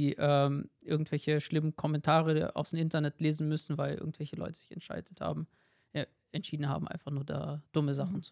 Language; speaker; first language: German; native; German